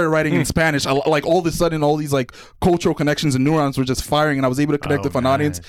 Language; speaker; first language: English; early bilingual, other home language; Spanish